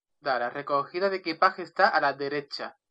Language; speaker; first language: Spanish; non-native, learner; Russian